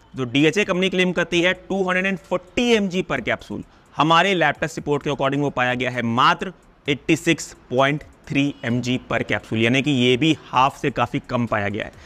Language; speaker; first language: Hindi; non-native, local second language; Punjabi